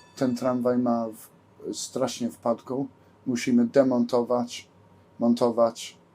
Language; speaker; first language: Polish; non-native, learner; English